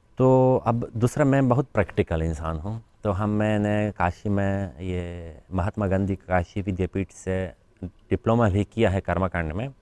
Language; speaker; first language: Hindi; non-native, fluent; Polish